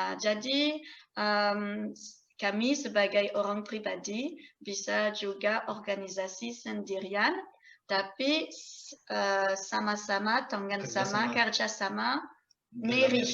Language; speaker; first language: Indonesian; non-native, fluent; French